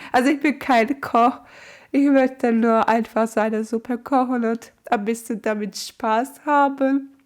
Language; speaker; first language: German; non-native, learner; Turkish